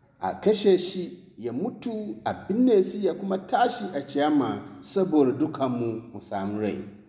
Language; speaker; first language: Hausa; non-native, local second language; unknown